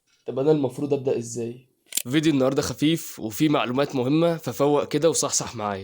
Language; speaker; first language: Arabic; native; Arabic